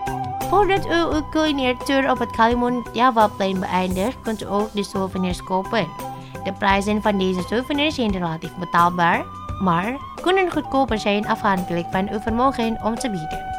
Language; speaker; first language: Dutch; non-native, fluent; Indonesian